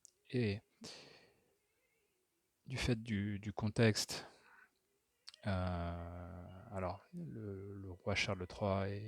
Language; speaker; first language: French; native; French